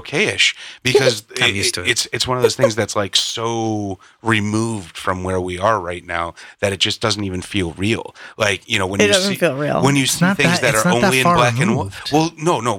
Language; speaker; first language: English; native; English